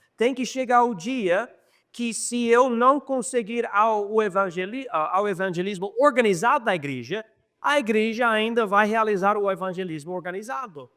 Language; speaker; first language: Portuguese; non-native, fluent; English